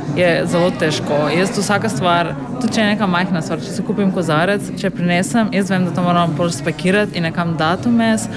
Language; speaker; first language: Slovenian; non-native, fluent; Macedonian